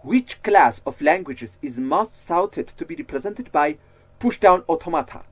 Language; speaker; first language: English; non-native, local second language; Amharic